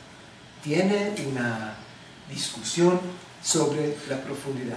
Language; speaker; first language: Spanish; non-native, fluent; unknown